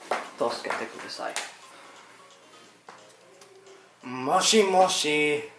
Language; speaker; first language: Japanese; non-native, learner; English